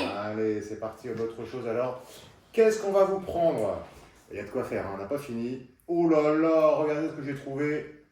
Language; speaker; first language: French; native; French